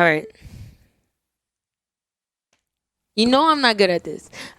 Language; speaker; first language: English; native; English